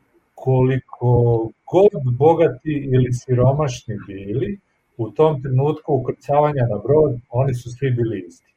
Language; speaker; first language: Serbian; native; Serbian